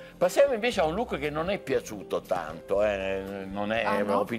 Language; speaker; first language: Italian; native; Italian